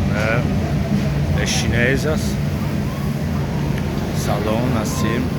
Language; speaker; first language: Portuguese; non-native, learner; Turkish